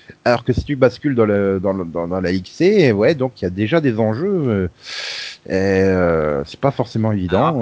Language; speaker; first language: French; native; French